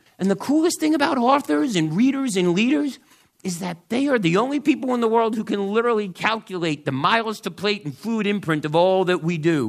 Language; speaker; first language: English; native; English